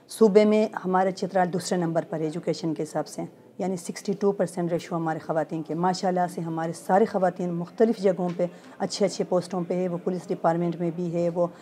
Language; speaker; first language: Urdu; non-native, local second language; Khowar